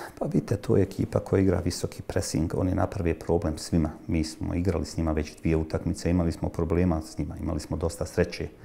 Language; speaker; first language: Croatian; native; Croatian